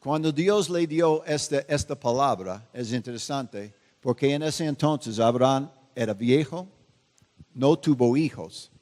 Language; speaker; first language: Spanish; non-native, fluent; English